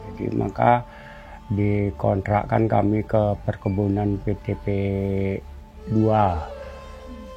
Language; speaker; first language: Indonesian; non-native, local second language; Balinese